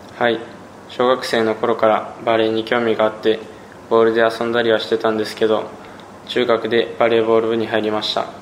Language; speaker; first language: Japanese; native; Japanese